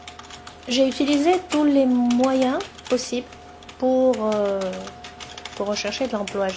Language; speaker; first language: French; non-native, local second language; Arabic